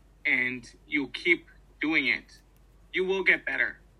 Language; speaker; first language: English; native; English